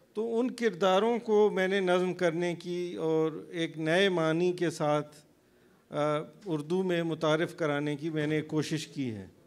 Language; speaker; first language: Urdu; non-native, local second language; Baluchi